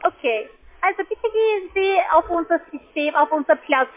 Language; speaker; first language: German; non-native, learner; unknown